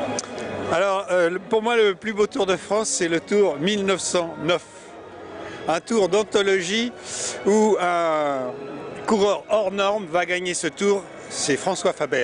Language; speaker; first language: French; native; French